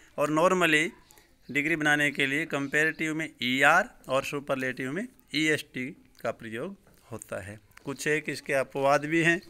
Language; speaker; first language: Hindi; native; Hindi